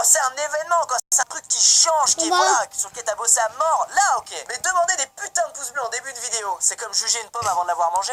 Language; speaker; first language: French; native; French